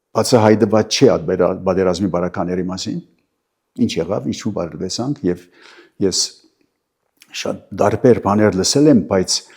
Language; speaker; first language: Armenian; early bilingual, heritage; Armenian